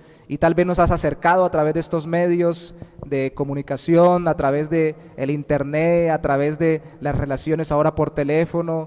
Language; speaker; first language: Spanish; native; Spanish